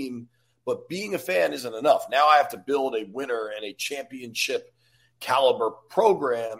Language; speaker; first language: English; native; English